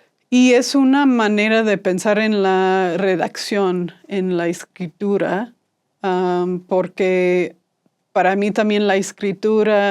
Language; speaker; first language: Spanish; non-native, fluent; English